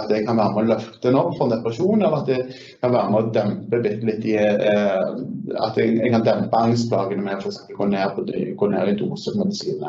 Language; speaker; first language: Norwegian; native; Norwegian